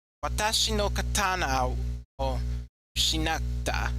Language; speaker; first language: Japanese; non-native, learner; English